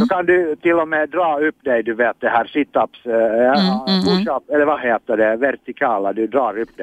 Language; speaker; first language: Swedish; non-native, fluent; Finnish